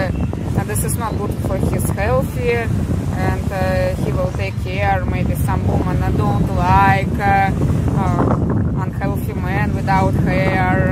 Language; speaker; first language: English; non-native, learner; Russian